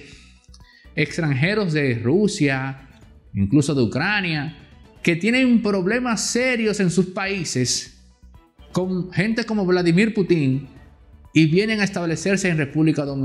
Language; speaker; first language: Spanish; native; Spanish